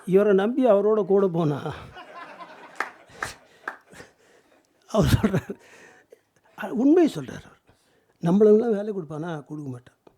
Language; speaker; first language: Tamil; native; Tamil